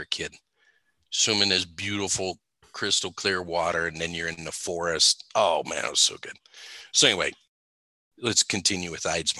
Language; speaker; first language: English; native; English